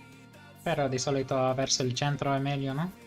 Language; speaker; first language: Italian; non-native, fluent; English